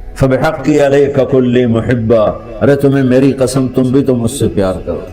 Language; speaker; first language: Urdu; non-native, local second language; Punjabi